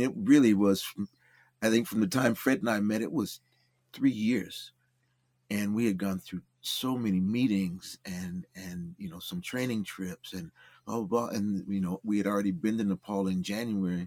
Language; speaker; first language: English; native; English